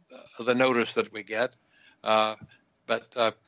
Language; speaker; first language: English; native; English